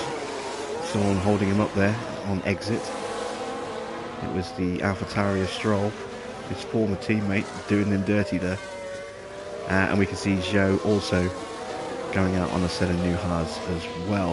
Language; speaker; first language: English; native; English